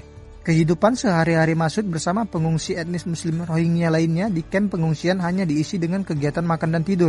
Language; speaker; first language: Indonesian; native; Indonesian